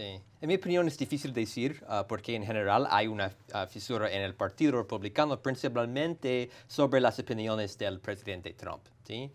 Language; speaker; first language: Spanish; non-native, fluent; English